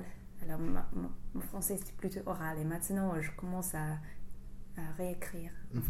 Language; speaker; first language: French; non-native, fluent; English